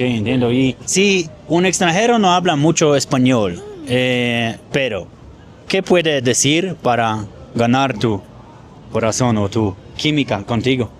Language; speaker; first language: Spanish; non-native, learner; Polish